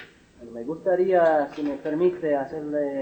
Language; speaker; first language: Spanish; non-native, fluent; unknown